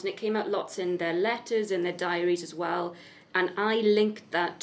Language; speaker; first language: English; native; English